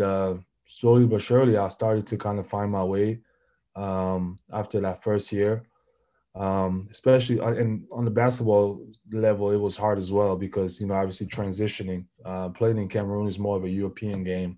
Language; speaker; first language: English; non-native, local second language; French